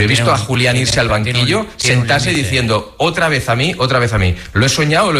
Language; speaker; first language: Spanish; native; Spanish